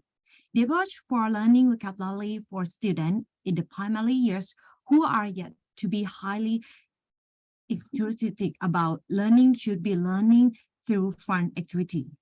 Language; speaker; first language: English; non-native, learner; Thai